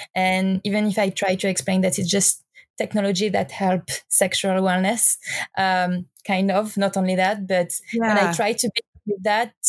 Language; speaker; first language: English; non-native, fluent; French